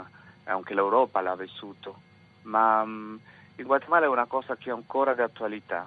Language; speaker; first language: Italian; non-native, fluent; Spanish